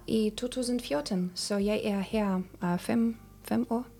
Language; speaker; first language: Danish; non-native, learner; Ukrainian